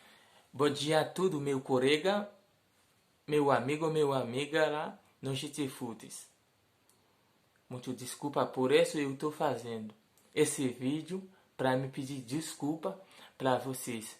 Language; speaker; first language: Portuguese; non-native, learner; Haitian Creole